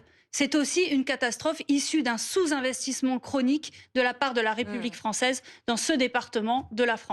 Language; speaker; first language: French; native; French